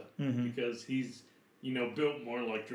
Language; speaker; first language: English; native; English